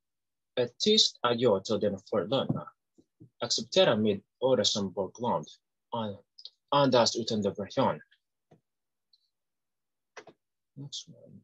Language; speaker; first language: Swedish; non-native, learner; English